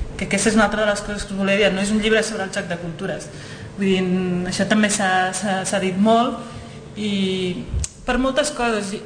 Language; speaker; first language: Catalan; early bilingual, other home language; Riffian